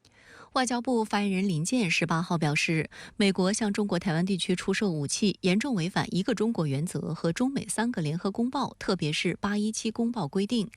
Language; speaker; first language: Chinese; native; Chinese